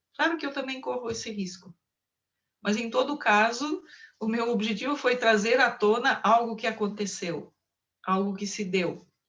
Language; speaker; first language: Portuguese; non-native, local second language; German